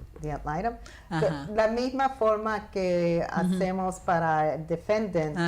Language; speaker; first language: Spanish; early bilingual, heritage; Spanish